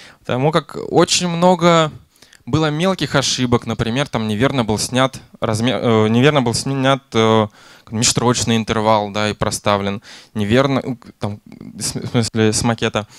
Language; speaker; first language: Russian; native; Russian